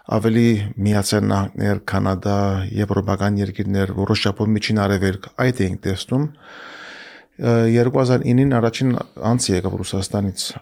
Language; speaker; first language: Armenian; early bilingual, heritage; Armenian